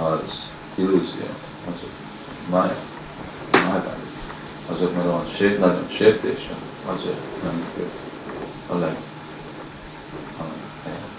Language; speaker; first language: Hungarian; early bilingual, heritage; Hungarian